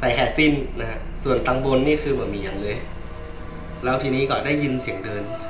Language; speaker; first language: Thai; native; Thai